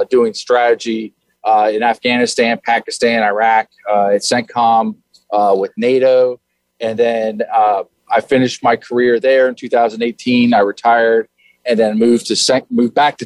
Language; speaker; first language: English; native; English